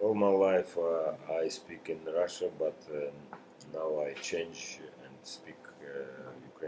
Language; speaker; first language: English; non-native, learner; Russian